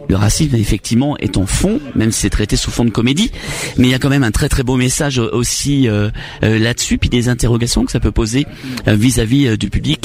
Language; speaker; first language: French; native; French